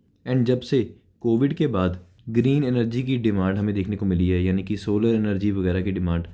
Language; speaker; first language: Hindi; native; Hindi